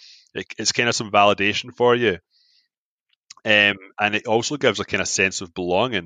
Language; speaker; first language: English; native; English